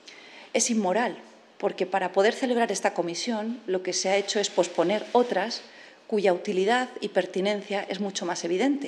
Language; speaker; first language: Spanish; native; Spanish